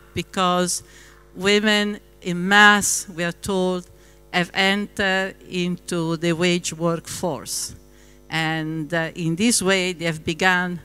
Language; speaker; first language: English; non-native, fluent; Italian